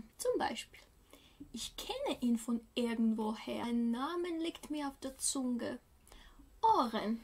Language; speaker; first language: German; non-native, fluent; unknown